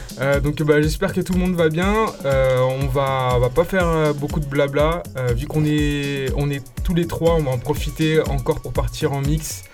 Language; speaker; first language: French; native; French